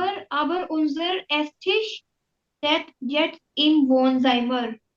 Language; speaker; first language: German; non-native, learner; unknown